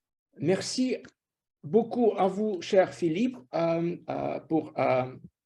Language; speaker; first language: French; non-native, fluent; Russian